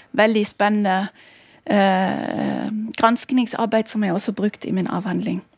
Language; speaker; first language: Norwegian; non-native, fluent; German